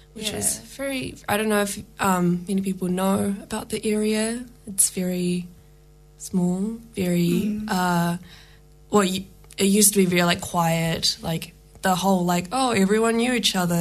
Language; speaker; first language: English; native; English